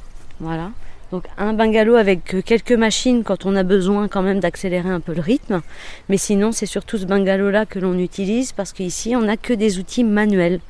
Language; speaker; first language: French; native; French